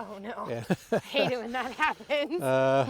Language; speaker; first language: English; native; English